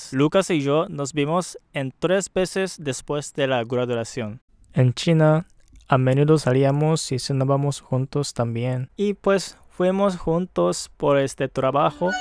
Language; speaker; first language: Spanish; non-native, fluent; Japanese